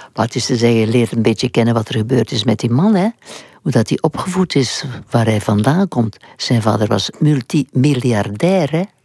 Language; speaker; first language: Dutch; non-native, local second language; French